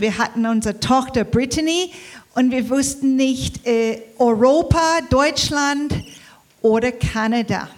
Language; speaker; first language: German; early bilingual, heritage; English